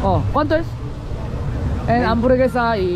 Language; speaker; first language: Spanish; non-native, learner; Korean